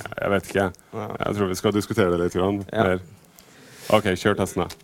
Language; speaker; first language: Norwegian; native; Norwegian